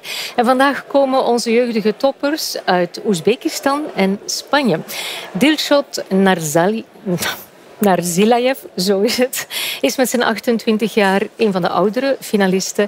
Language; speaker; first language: Dutch; native; Dutch